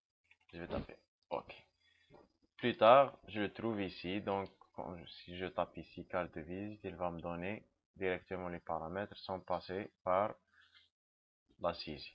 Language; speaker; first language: French; non-native, local second language; Arabic